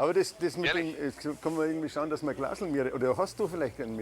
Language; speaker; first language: German; native; German